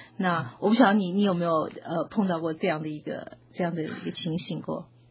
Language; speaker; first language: Chinese; native; Chinese